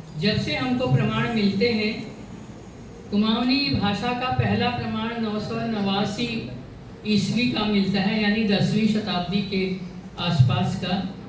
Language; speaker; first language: Hindi; native; Hindi